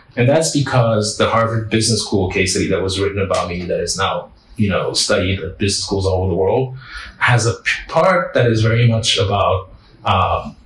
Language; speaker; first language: English; non-native, fluent; French